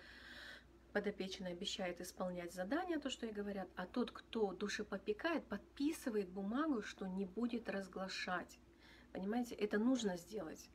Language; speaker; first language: Russian; native; Russian